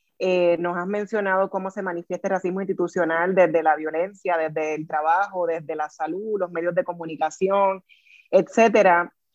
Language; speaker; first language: Spanish; native; Spanish